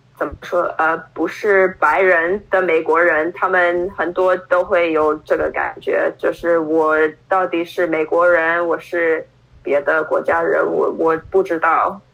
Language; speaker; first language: Chinese; non-native, fluent; English